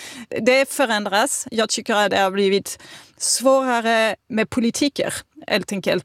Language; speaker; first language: Swedish; non-native, fluent; French